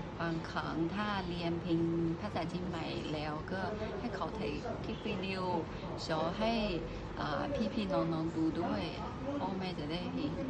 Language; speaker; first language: Thai; non-native, fluent; Chinese